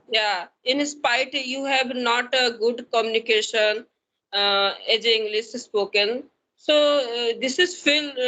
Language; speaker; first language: English; non-native, learner; Hindi